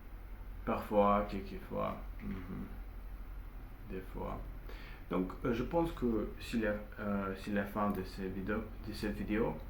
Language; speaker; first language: French; non-native, learner; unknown